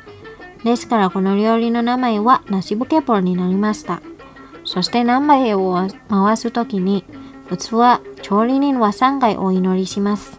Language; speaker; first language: Japanese; non-native, fluent; Indonesian